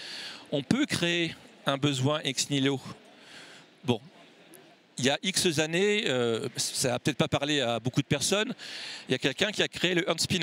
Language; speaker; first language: French; native; French